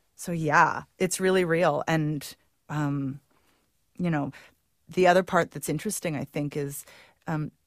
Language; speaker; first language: English; native; English